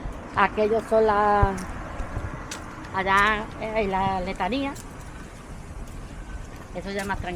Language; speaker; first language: Spanish; native; Spanish